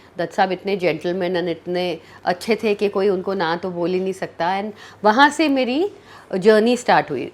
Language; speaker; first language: Hindi; early bilingual, heritage; Hindi